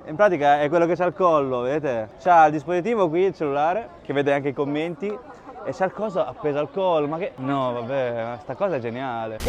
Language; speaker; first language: Italian; early bilingual, other home language; Chinese